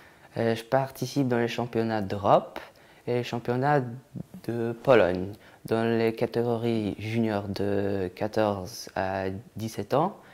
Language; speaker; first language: French; non-native, fluent; Polish